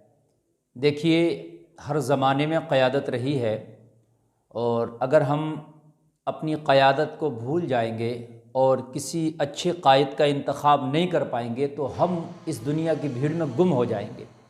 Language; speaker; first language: Urdu; native; Urdu